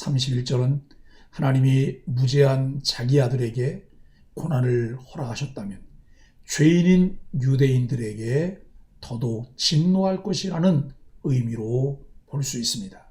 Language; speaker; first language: Korean; native; Korean